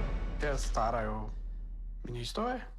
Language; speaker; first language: Danish; early bilingual, other home language; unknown